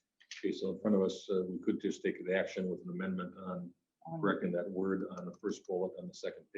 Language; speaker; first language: English; native; English